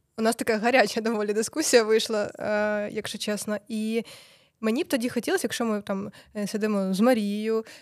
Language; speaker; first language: Ukrainian; native; Ukrainian